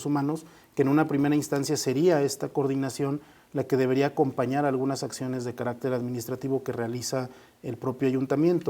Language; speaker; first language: Spanish; native; Spanish